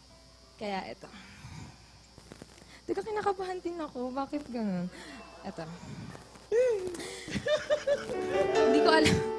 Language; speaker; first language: Filipino; native; Filipino